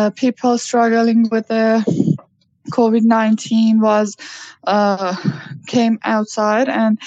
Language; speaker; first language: English; non-native, learner; Persian